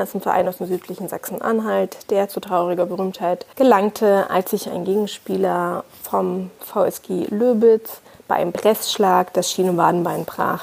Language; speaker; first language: German; native; German